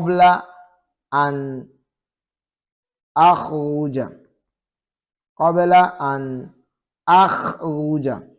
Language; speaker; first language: Arabic; non-native, fluent; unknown